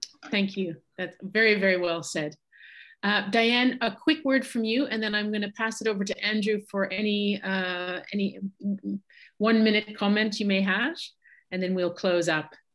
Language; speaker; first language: English; native; English